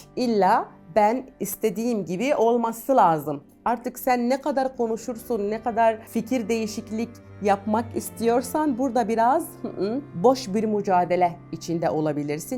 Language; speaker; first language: Turkish; non-native, fluent; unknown